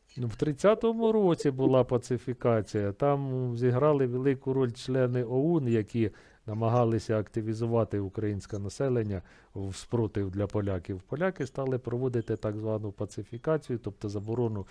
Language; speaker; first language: Ukrainian; native; Ukrainian